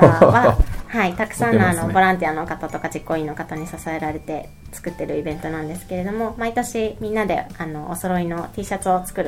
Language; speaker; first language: Japanese; native; Japanese